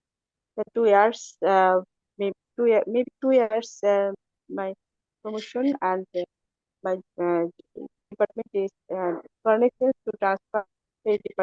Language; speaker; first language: English; non-native, learner; Bangla